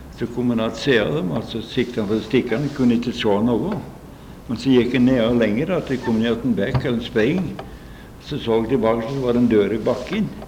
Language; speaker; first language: Norwegian; early bilingual, heritage; Norwegian